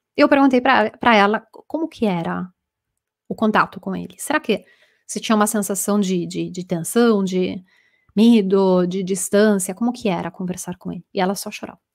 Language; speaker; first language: Portuguese; non-native, fluent; Italian